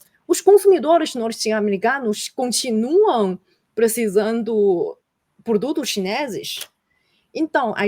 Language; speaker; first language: Portuguese; non-native, fluent; Chinese